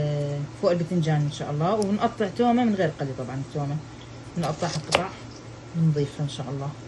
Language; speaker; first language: Arabic; native; Arabic